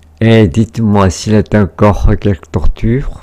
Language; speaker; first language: French; non-native, fluent; Korean